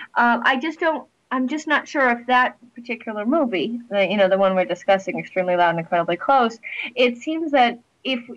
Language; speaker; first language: English; native; English